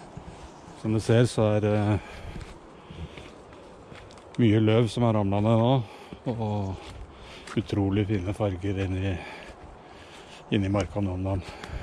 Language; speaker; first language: Norwegian; native; Norwegian